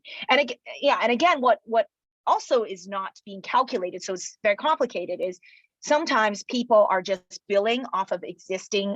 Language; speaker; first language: English; early bilingual, other home language; Chinese